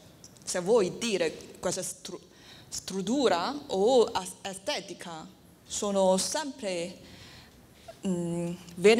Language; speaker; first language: Italian; non-native, learner; Chinese